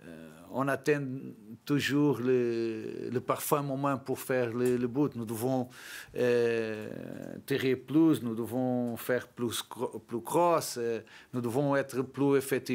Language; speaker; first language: French; non-native, learner; Portuguese